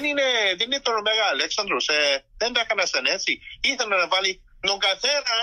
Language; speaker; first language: Greek; early bilingual, heritage; Greek